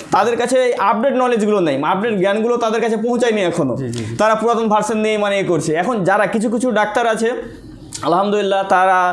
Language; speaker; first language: Bangla; native; Bangla